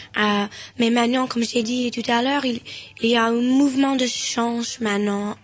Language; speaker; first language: French; non-native, fluent; English